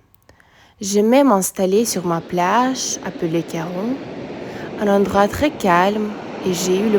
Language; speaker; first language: French; non-native, fluent; Russian